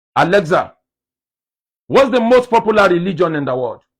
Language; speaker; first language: English; non-native, local second language; Yoruba